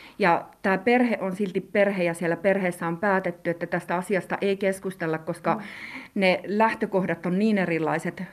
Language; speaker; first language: Finnish; native; Finnish